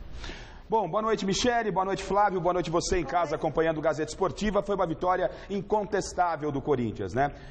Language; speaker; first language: Portuguese; native; Portuguese